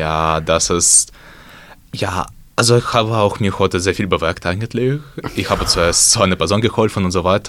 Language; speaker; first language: German; non-native, learner; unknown